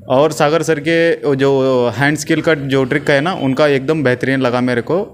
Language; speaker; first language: Hindi; non-native, local second language; Urdu